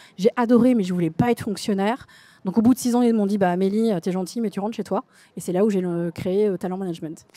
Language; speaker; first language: French; native; French